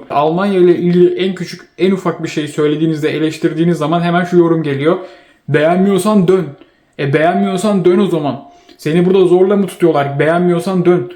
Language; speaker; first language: Turkish; native; Turkish